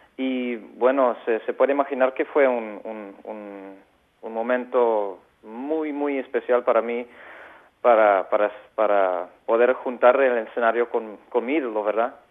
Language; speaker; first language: Spanish; non-native, fluent; Dutch